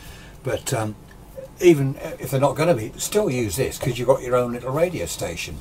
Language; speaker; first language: English; native; English